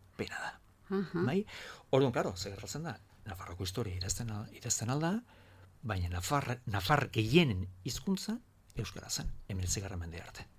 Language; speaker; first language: Basque; non-native, local second language; Spanish